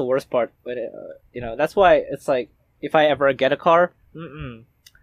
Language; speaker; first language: English; non-native, local second language; Filipino